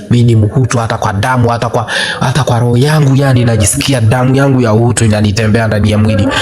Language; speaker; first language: Swahili; non-native, local second language; Kinyarwanda